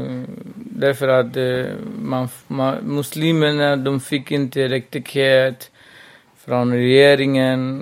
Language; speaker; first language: Swedish; non-native, local second language; Burmese